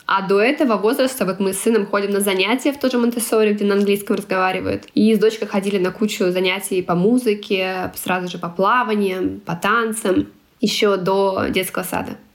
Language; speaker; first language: Russian; non-native, local second language; Tatar